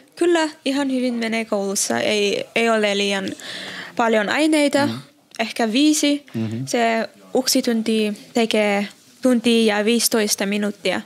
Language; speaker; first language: Finnish; non-native, learner; Uzbek